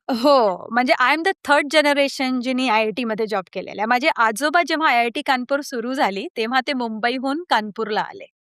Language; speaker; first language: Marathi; early bilingual, heritage; Marathi